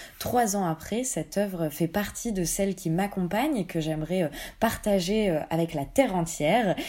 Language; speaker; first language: French; native; French